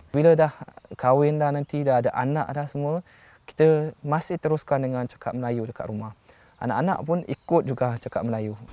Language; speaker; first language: Malay; non-native, fluent; German